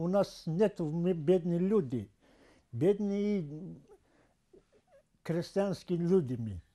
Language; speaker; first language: Russian; non-native, local second language; Tajik